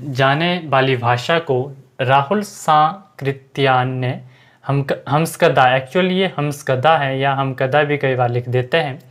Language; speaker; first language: Hindi; native; Hindi